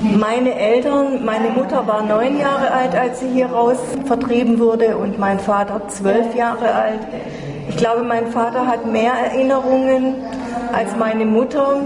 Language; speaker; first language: German; native; German